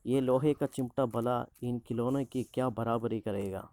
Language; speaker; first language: Hindi; non-native, local second language; Malayalam